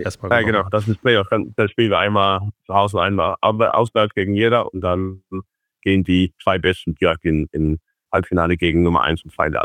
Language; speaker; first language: German; non-native, fluent; Faroese